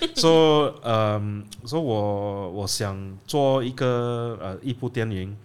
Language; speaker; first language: Chinese; non-native, learner; English